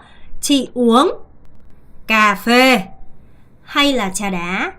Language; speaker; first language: Vietnamese; non-native, fluent; Korean